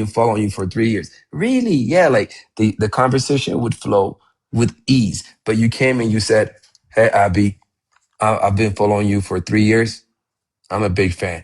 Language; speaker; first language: English; non-native, fluent; Amharic